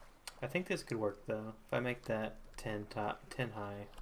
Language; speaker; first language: English; native; English